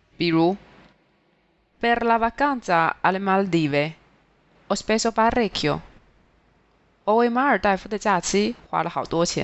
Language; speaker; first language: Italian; non-native, fluent; Chinese